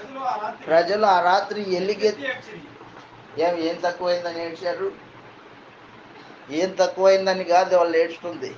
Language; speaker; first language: Telugu; native; Telugu